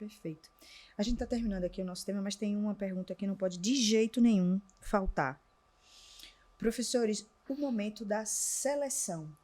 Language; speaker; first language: Portuguese; native; Portuguese